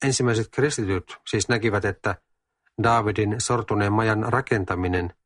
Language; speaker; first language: Finnish; native; Finnish